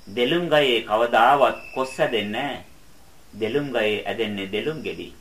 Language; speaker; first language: Sinhala; native; Sinhala